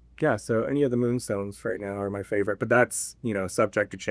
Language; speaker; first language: English; native; English